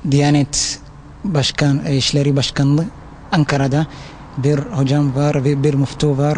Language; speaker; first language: Turkish; non-native, learner; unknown